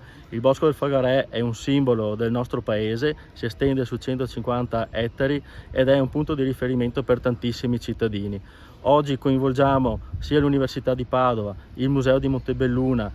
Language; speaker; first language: Italian; native; Italian